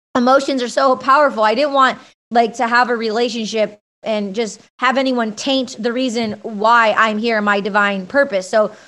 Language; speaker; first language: English; native; English